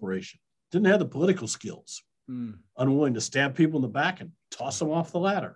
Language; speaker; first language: English; native; English